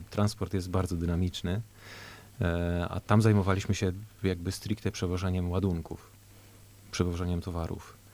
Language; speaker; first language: Polish; early bilingual, heritage; Polish